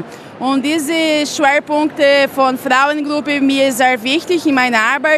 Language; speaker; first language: German; non-native, fluent; Portuguese